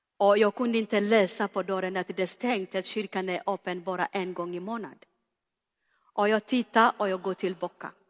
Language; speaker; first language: Swedish; non-native, fluent; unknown